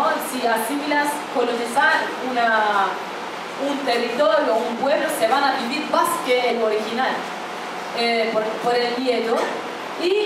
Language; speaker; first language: Spanish; non-native, fluent; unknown